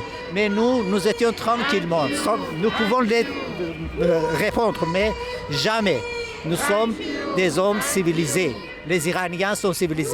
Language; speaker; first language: French; non-native, fluent; Persian